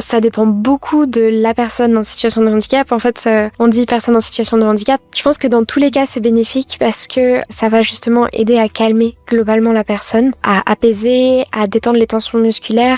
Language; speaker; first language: French; native; French